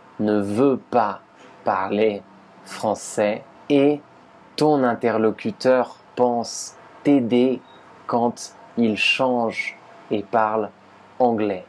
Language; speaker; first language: French; native; French